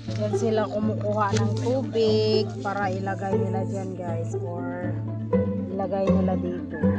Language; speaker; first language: Filipino; non-native, local second language; Iloko